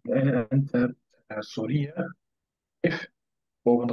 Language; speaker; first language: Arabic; non-native, learner; German